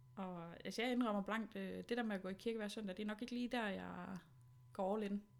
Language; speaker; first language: Danish; native; Danish